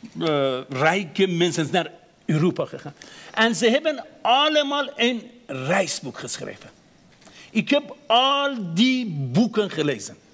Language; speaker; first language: Dutch; non-native, fluent; Persian